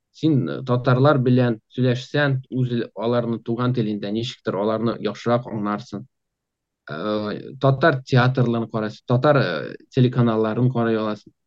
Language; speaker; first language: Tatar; native; Tatar